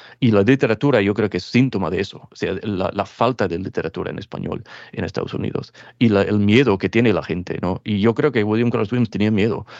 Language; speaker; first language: Spanish; non-native, fluent; English